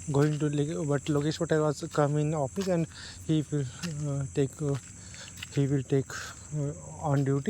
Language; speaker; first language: English; non-native, learner; Hindi